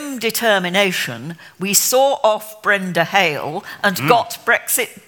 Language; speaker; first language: English; native; English